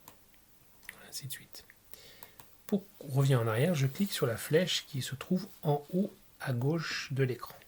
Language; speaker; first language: French; native; French